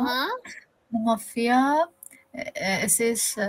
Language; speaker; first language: German; non-native, learner; Persian